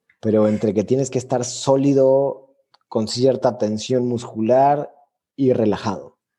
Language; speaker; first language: Spanish; native; Spanish